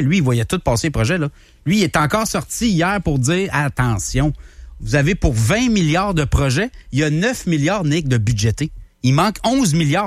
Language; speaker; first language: French; native; French